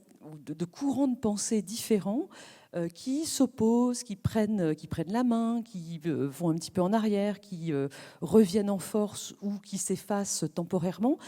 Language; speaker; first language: French; native; French